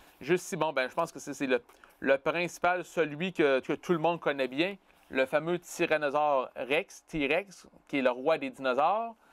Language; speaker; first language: French; native; French